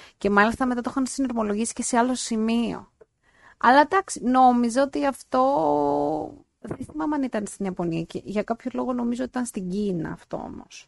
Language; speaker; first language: Greek; native; Greek